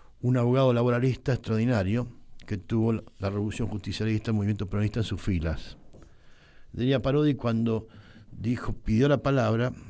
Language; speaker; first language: Spanish; native; Spanish